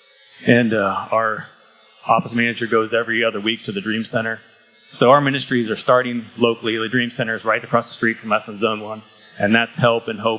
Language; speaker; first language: English; native; English